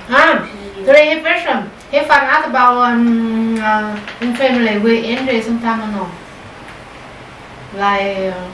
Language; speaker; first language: English; non-native, learner; Vietnamese